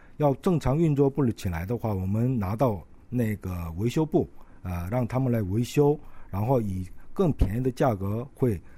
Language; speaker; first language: Chinese; non-native, local second language; Korean